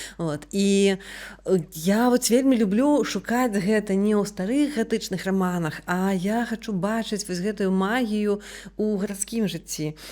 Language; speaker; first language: Belarusian; non-native, local second language; Russian